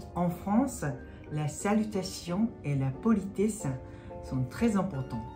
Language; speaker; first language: French; non-native, fluent; Japanese